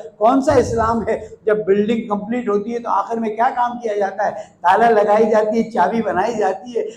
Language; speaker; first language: Urdu; native; Urdu